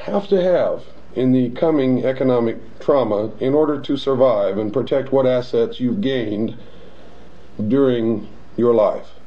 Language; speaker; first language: English; native; English